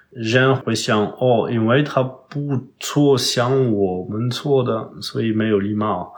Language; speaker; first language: Chinese; non-native, learner; French